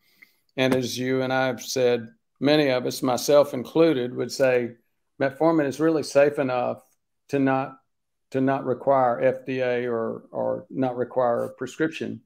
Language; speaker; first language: English; native; English